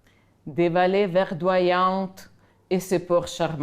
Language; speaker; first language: French; non-native, fluent; Ukrainian